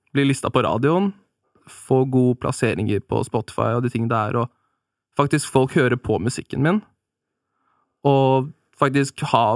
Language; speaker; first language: Norwegian; native; Norwegian